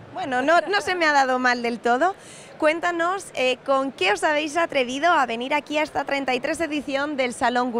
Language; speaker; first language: Spanish; native; Spanish